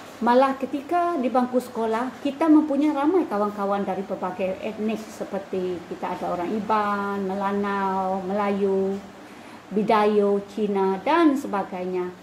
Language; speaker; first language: Malay; non-native, local second language; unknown